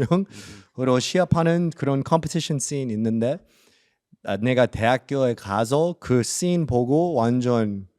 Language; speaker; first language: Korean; early bilingual, heritage; English